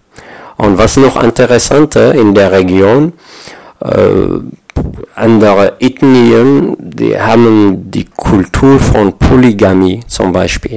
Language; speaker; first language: German; non-native, fluent; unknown